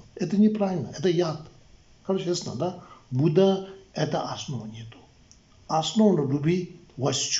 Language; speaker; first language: Russian; non-native, learner; Tibetan